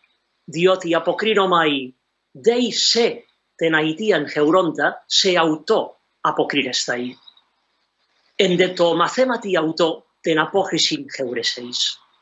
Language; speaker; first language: Greek; non-native, fluent; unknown